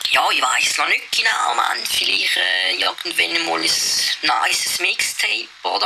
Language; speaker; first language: German; native; German